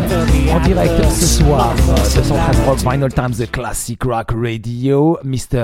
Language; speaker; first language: French; native; French